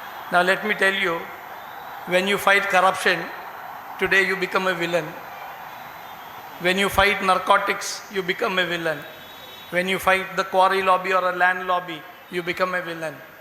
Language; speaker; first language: English; non-native, local second language; Malayalam